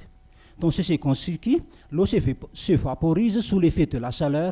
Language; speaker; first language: French; non-native, local second language; Malagasy